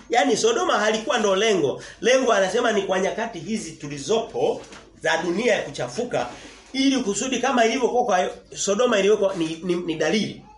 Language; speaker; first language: Swahili; native; Swahili